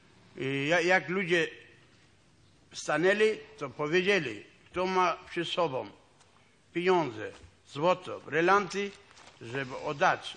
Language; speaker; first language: Polish; non-native, local second language; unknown